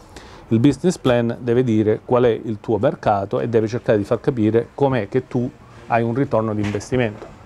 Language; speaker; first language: Italian; native; Italian